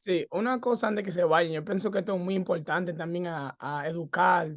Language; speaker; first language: Spanish; early bilingual, heritage; English